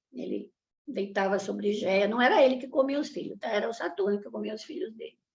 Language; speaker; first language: Portuguese; early bilingual, other home language; Italian